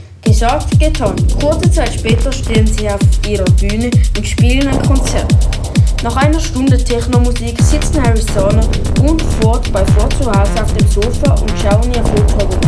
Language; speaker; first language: German; native; German